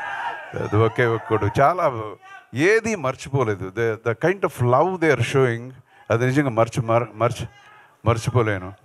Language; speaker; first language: Telugu; non-native, local second language; Kannada